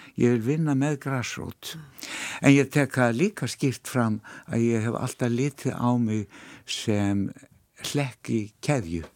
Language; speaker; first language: Icelandic; native; Icelandic